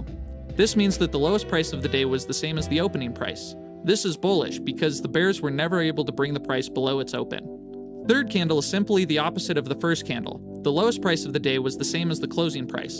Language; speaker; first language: English; native; English